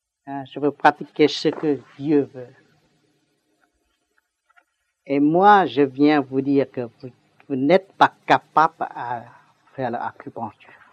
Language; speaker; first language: French; non-native, learner; Vietnamese